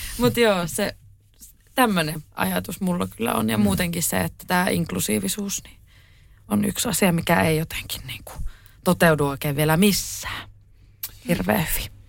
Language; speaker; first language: Finnish; native; Finnish